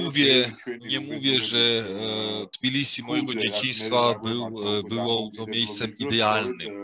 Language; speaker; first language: Polish; non-native, fluent; Georgian